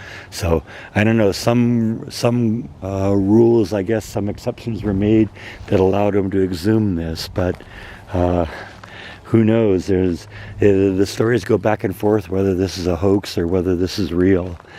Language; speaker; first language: English; native; English